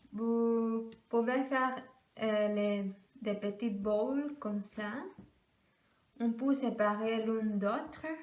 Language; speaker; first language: French; non-native, learner; Spanish